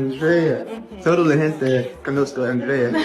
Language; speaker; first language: Spanish; non-native, learner; English